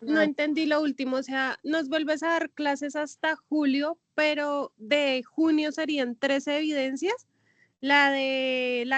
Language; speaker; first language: Spanish; native; Spanish